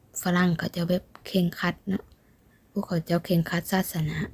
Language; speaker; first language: Thai; non-native, local second language; Northeastern Thai